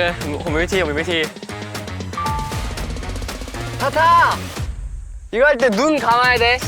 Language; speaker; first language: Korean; non-native, fluent; Thai